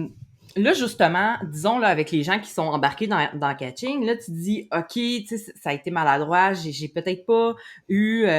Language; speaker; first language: French; native; French